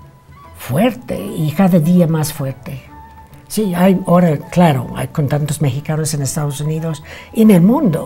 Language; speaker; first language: Spanish; non-native, fluent; English